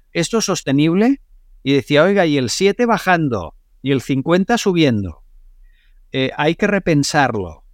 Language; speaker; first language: Spanish; non-native, local second language; Catalan